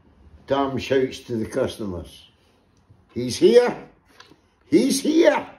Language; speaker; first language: English; native; English